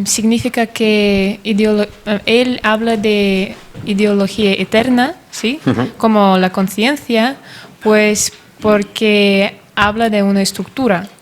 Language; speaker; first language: Spanish; non-native, fluent; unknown